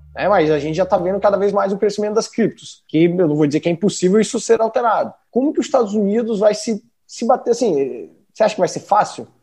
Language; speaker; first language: Portuguese; native; Portuguese